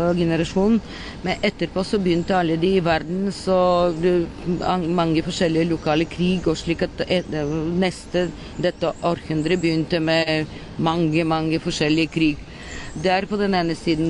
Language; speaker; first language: Norwegian; non-native, fluent; Bulgarian